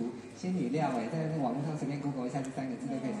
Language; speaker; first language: Chinese; native; Chinese